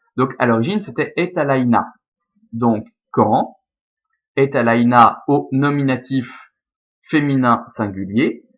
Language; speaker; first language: French; native; French